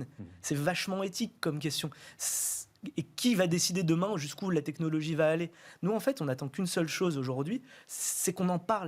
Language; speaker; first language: French; native; French